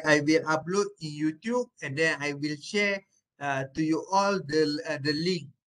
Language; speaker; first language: English; non-native, local second language; Malay